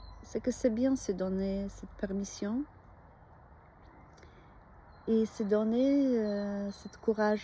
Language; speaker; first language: French; non-native, fluent; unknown